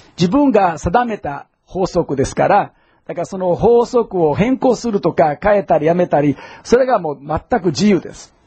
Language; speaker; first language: Japanese; non-native, fluent; English